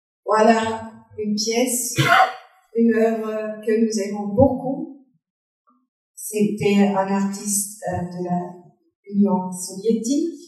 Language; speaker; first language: French; non-native, fluent; German